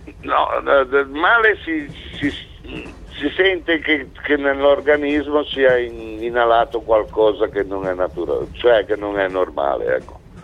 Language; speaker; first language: Italian; native; Italian